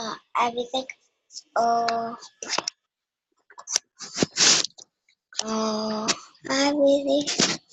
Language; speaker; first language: English; non-native, learner; Vietnamese